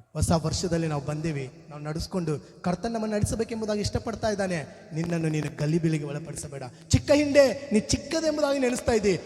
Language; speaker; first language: Kannada; non-native, local second language; Telugu